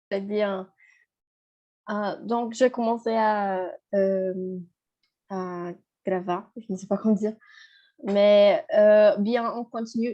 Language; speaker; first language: French; non-native, fluent; Portuguese